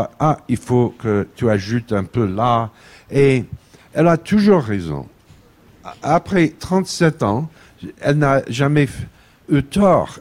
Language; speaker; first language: French; non-native, fluent; English